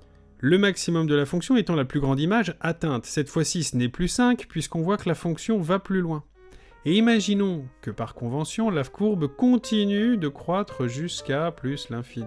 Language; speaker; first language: French; native; French